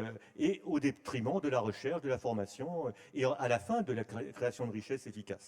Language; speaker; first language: French; native; French